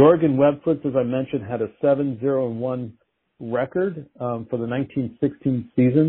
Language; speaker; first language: English; native; English